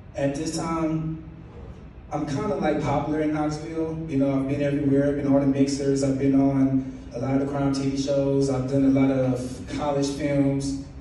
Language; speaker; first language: English; native; English